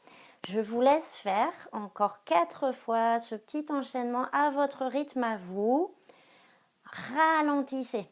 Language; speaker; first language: French; native; French